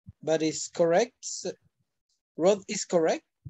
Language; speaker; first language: English; non-native, learner; Spanish